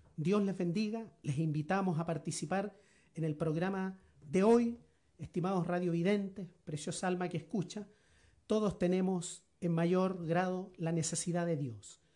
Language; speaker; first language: Spanish; native; Spanish